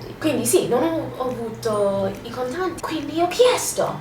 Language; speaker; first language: Italian; non-native, learner; English